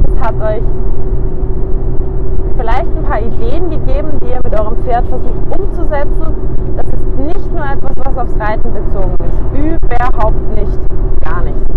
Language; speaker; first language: German; native; German